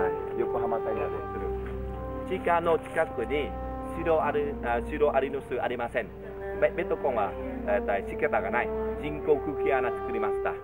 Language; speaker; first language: Japanese; non-native, learner; Vietnamese